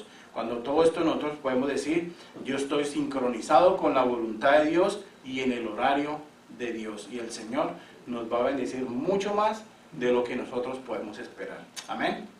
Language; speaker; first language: Spanish; native; Spanish